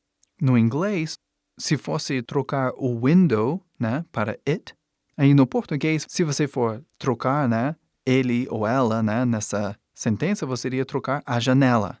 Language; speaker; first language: Portuguese; non-native, fluent; English